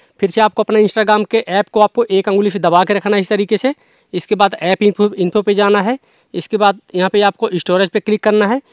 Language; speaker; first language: Hindi; native; Hindi